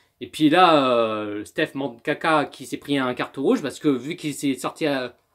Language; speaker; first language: French; native; French